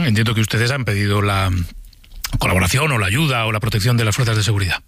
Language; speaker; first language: Spanish; native; Spanish